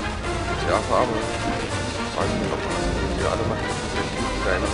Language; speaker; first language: German; native; German